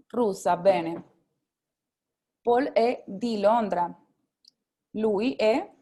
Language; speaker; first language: Italian; non-native, fluent; Spanish